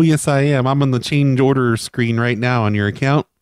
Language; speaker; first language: English; native; English